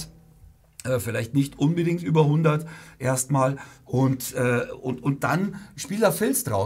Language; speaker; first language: German; native; German